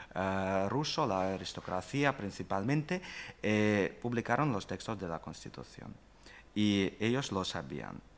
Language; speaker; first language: Spanish; non-native, fluent; Russian